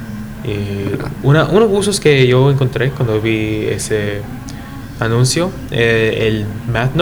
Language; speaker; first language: Spanish; early bilingual, heritage; English